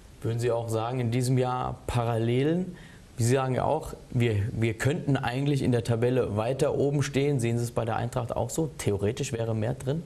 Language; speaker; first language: German; native; German